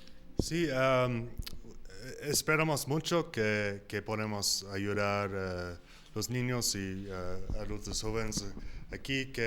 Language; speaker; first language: Spanish; non-native, learner; English